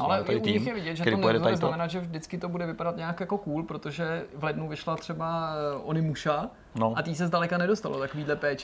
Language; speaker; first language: Czech; native; Czech